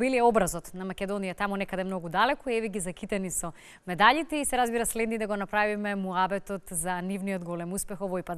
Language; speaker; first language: Macedonian; native; Macedonian